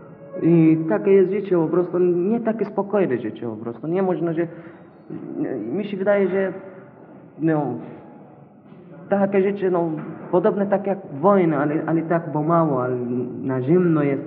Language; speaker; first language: Polish; non-native, learner; Arabic